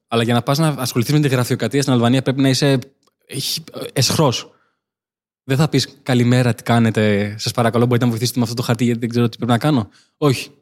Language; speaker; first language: Greek; early bilingual, other home language; Albanian